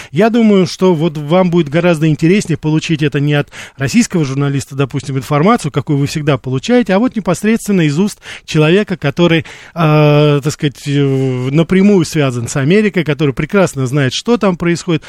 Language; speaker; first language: Russian; native; Russian